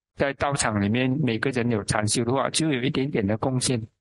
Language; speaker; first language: Chinese; non-native, local second language; Min Nan Chinese